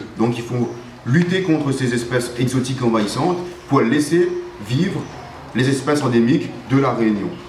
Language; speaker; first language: French; native; French